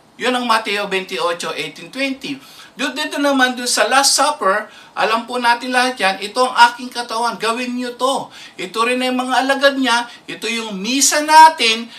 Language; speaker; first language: Filipino; native; Filipino